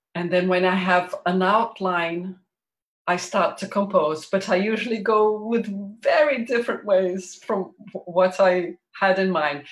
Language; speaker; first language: English; early bilingual, other home language; Portuguese